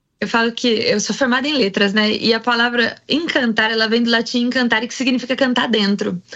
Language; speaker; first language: Portuguese; native; Portuguese